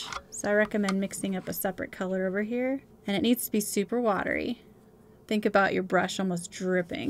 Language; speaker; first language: English; native; English